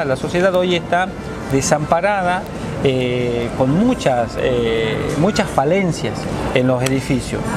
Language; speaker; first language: Spanish; native; Spanish